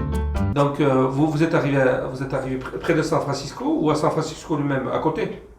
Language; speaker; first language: French; native; French